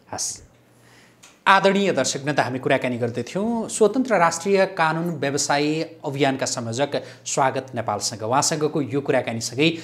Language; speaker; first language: Nepali; native; Nepali